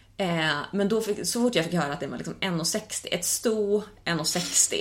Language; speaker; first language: Swedish; native; Swedish